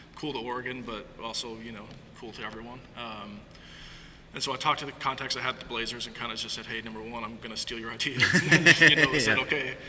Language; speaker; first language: English; native; English